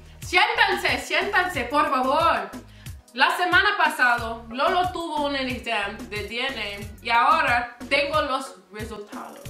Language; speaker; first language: Spanish; non-native, learner; English